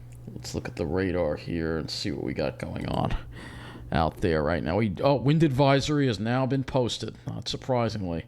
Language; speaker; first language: English; native; English